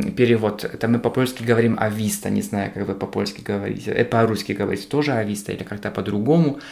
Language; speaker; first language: Russian; non-native, fluent; Polish